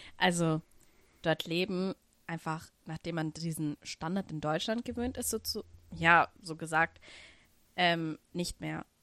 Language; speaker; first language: German; early bilingual, other home language; Russian